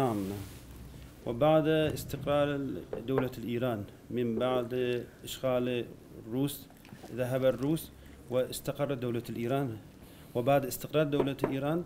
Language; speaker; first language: Arabic; non-native, fluent; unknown